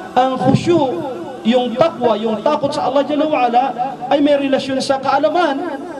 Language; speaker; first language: Filipino; non-native, local second language; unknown